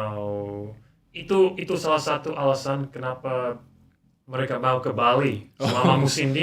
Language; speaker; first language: Indonesian; non-native, learner; English